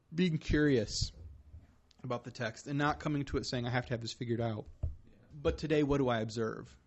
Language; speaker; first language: English; native; English